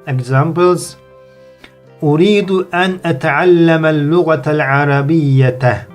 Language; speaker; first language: Arabic; non-native, fluent; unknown